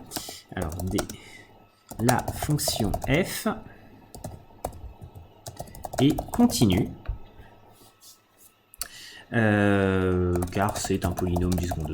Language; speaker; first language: French; native; French